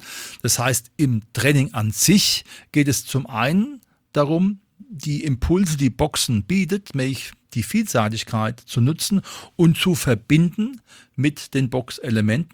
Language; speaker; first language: German; native; German